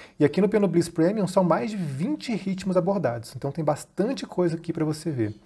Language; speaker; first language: Portuguese; native; Portuguese